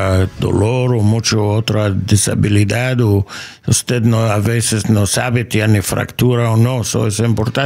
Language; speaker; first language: Spanish; non-native, learner; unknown